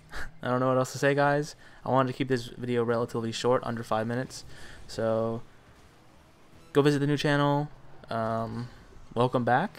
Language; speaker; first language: English; native; English